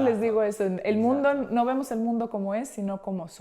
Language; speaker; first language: Spanish; native; Spanish